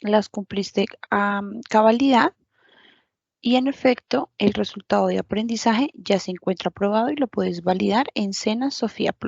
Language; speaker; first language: Spanish; native; Spanish